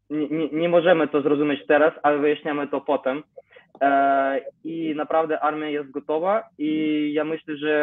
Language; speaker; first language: Polish; non-native, learner; Ukrainian